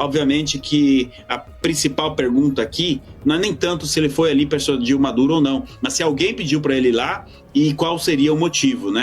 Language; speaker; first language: Portuguese; native; Portuguese